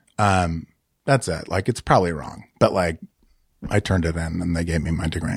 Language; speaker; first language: English; native; English